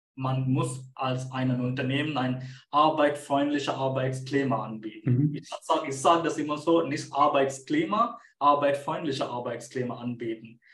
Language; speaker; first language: German; non-native, fluent; Sinhala